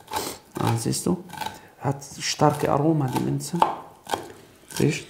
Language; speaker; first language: German; non-native, fluent; Arabic